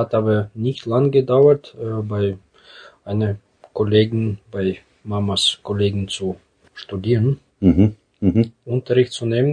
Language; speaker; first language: German; non-native, fluent; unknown